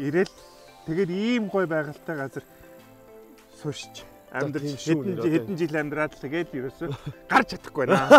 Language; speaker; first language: Mongolian; non-native, fluent; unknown